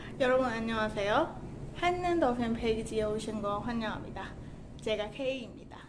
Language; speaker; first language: Korean; non-native, learner; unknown